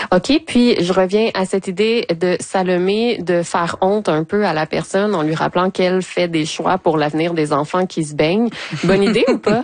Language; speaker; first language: French; native; French